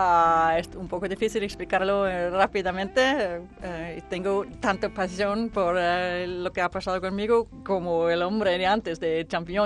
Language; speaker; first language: Spanish; non-native, fluent; Danish